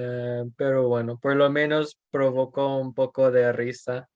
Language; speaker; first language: Spanish; non-native, fluent; English